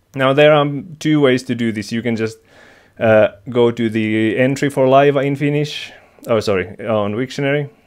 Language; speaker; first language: English; non-native, fluent; Finnish